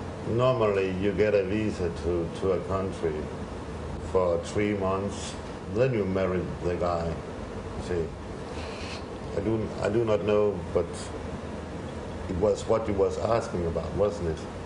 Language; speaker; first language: English; non-native, learner; Danish